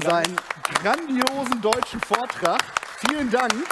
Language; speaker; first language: German; native; German